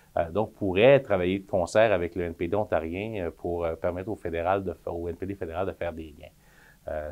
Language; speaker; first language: French; native; French